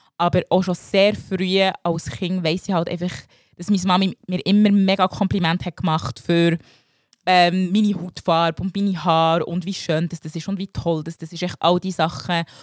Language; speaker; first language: German; early bilingual, other home language; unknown